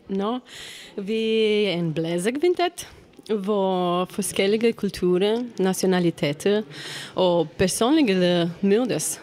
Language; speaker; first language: Danish; non-native, learner; Romanian